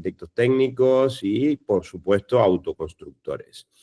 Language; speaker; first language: Spanish; native; Spanish